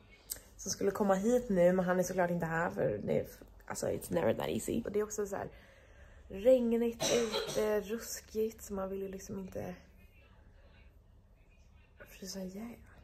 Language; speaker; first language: Swedish; native; Swedish